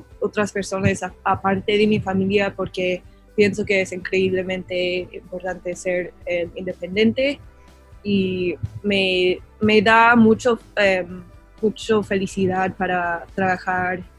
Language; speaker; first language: Spanish; non-native, learner; English